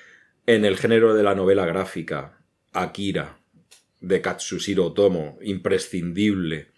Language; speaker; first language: Spanish; native; Spanish